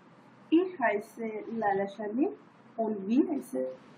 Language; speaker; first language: German; non-native, learner; Bangla